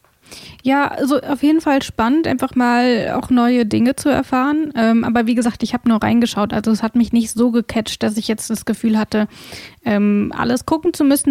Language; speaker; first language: German; native; German